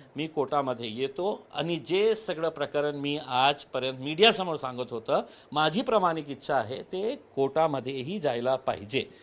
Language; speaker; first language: Marathi; non-native, local second language; Urdu